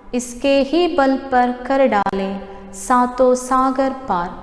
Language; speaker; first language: Hindi; non-native, local second language; Malayalam